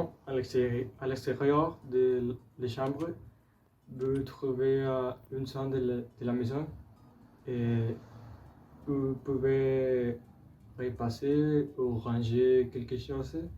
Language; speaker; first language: French; non-native, learner; Spanish